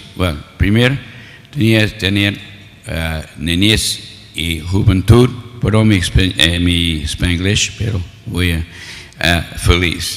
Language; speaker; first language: Spanish; non-native, learner; English